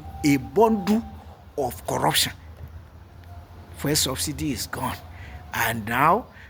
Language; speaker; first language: English; non-native, local second language; Yoruba